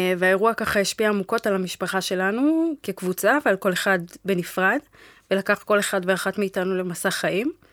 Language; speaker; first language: Hebrew; early bilingual, other home language; Amharic